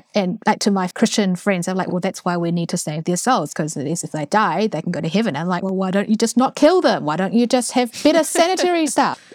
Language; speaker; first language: English; native; English